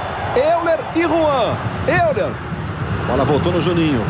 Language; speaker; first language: Portuguese; native; Portuguese